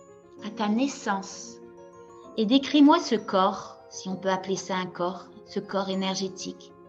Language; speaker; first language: French; native; French